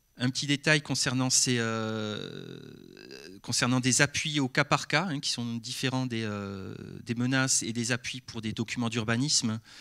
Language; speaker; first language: French; native; French